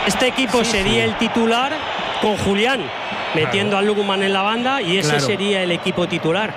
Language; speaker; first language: Spanish; native; Spanish